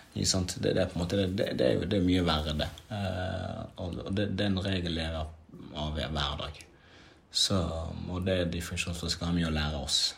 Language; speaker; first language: Norwegian; early bilingual, other home language; Swahili